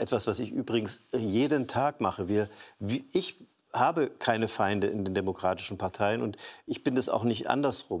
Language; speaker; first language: German; native; German